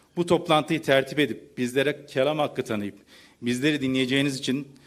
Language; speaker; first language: Turkish; native; Turkish